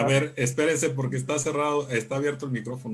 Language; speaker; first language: Spanish; native; Spanish